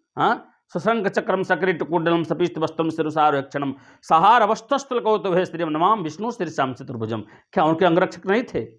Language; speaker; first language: Hindi; native; Hindi